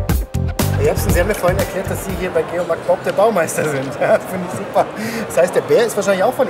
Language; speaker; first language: German; native; German